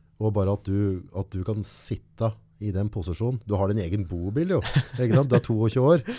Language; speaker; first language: Norwegian; native; Norwegian